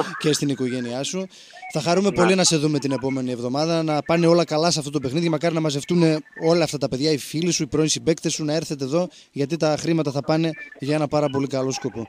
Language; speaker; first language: Greek; native; Greek